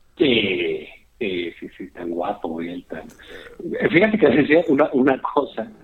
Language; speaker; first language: Spanish; native; Spanish